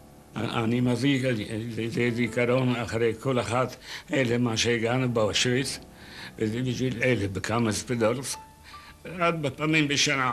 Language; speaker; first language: Hebrew; non-native, fluent; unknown